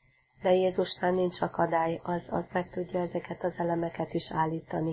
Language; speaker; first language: Hungarian; native; Hungarian